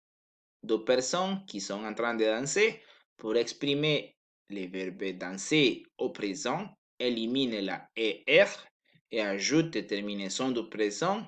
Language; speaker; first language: French; non-native, learner; Spanish